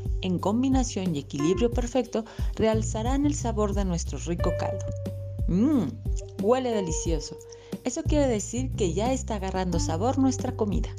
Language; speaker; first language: Spanish; native; Spanish